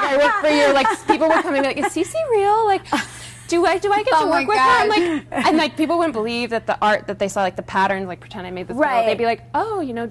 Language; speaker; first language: English; native; English